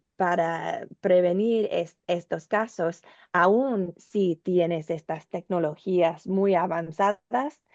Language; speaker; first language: Spanish; non-native, learner; English